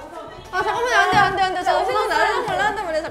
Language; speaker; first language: Korean; native; Korean